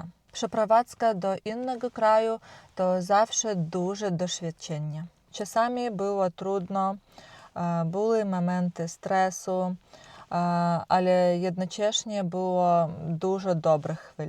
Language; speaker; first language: Polish; non-native, learner; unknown